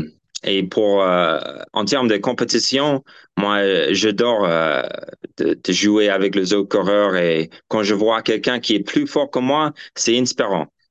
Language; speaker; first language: French; non-native, fluent; English